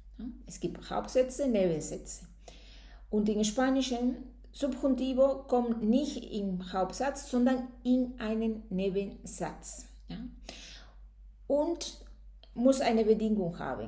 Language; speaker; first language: German; non-native, fluent; Spanish